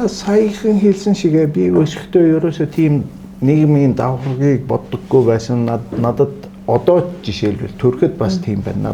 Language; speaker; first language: Mongolian; non-native, fluent; Turkish